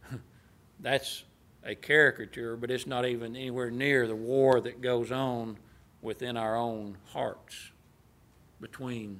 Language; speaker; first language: English; native; English